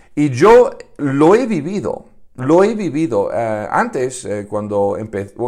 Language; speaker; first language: Spanish; non-native, fluent; English